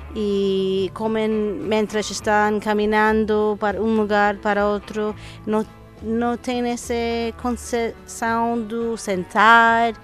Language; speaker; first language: Portuguese; non-native, learner; English